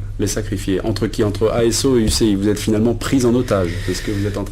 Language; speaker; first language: French; native; French